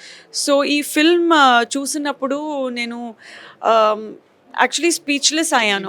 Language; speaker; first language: Telugu; non-native, local second language; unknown